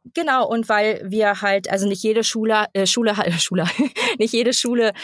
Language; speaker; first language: German; native; German